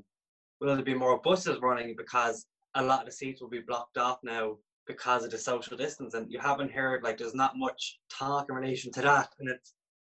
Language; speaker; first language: English; native; English